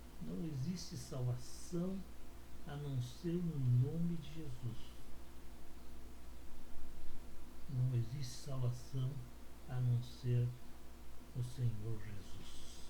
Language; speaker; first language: Portuguese; native; Portuguese